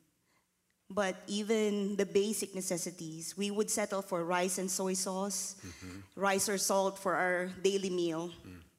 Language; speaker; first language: English; non-native, local second language; Filipino